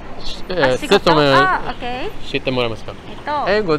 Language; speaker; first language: Japanese; non-native, learner; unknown